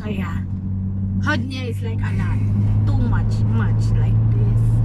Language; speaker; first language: English; non-native, local second language; Filipino